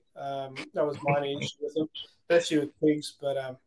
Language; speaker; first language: English; native; English